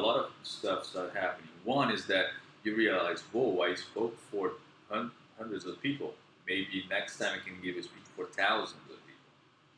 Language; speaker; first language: English; non-native, fluent; Portuguese